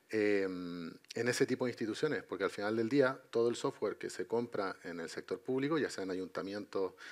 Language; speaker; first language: Spanish; native; Spanish